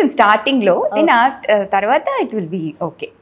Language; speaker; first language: Telugu; non-native, learner; Tamil